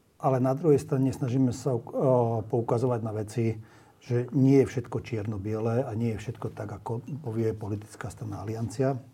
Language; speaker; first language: Slovak; non-native, local second language; Hungarian